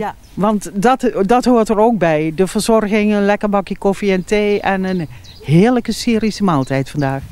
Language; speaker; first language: Dutch; native; Dutch